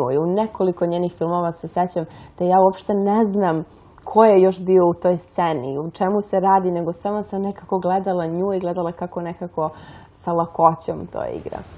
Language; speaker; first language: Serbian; early bilingual, heritage; Serbian